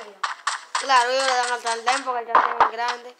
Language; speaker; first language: Spanish; native; Spanish